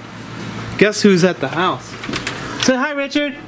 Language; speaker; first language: English; native; English